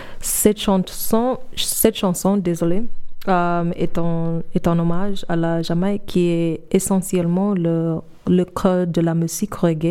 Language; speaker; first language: French; non-native, fluent; English